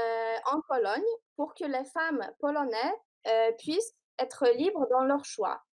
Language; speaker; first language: French; non-native, learner; Polish